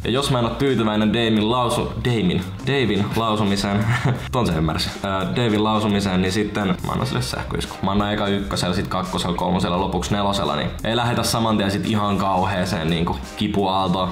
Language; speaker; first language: Finnish; native; Finnish